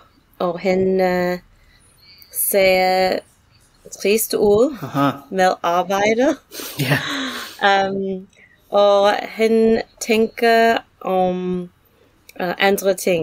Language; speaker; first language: Danish; non-native, fluent; English